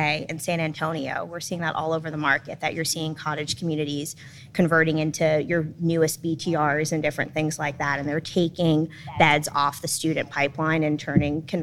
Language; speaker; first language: English; native; English